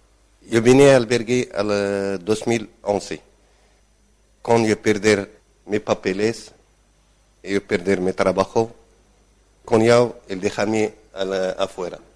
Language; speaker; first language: Spanish; non-native, learner; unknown